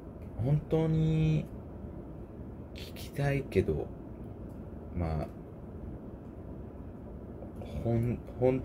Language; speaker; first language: Japanese; non-native, learner; English